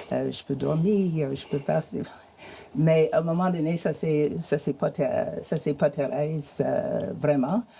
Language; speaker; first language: French; non-native, fluent; English